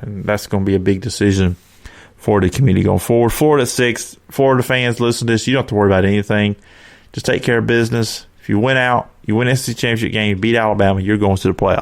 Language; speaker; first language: English; native; English